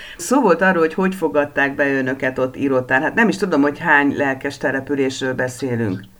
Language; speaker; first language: Hungarian; native; Hungarian